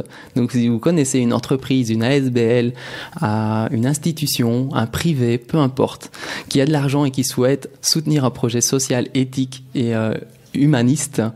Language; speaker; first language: French; native; French